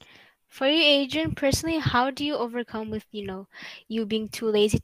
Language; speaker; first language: English; non-native, fluent; Indonesian